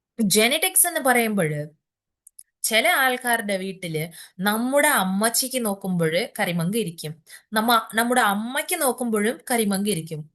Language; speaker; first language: Malayalam; early bilingual, heritage; Malayalam